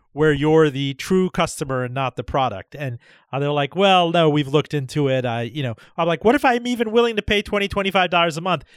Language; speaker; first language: English; early bilingual, other home language; Persian